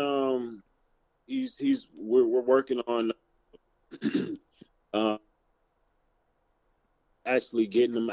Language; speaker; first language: English; native; English